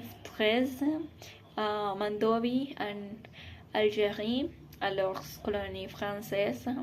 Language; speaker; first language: French; non-native, learner; Spanish